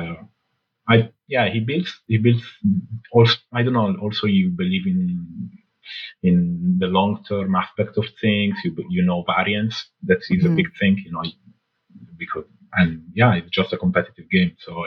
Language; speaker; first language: English; non-native, fluent; Italian